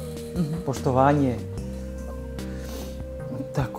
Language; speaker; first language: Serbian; early bilingual, other home language; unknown